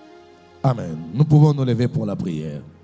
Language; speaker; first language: French; non-native, local second language; Lingala